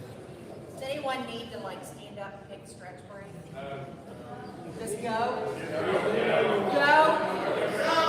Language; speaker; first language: English; native; English